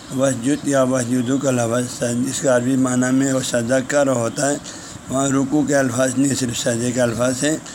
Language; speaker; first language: Urdu; non-native, local second language; Balti